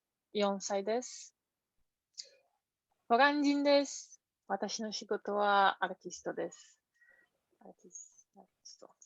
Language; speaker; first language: Japanese; non-native, learner; Polish